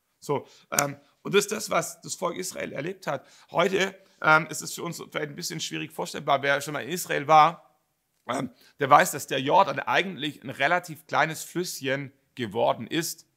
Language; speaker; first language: German; native; German